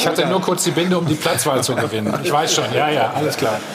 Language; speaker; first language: German; native; German